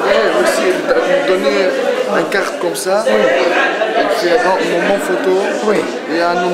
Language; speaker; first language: French; non-native, learner; Arabic